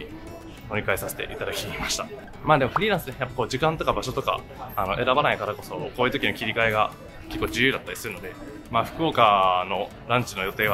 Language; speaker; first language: Japanese; native; Japanese